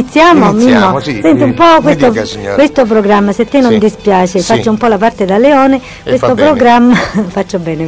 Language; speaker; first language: Italian; native; Italian